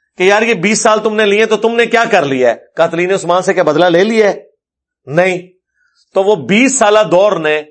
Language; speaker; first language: Urdu; non-native, local second language; Punjabi